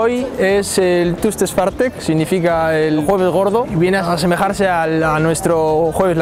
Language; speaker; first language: Spanish; native; Spanish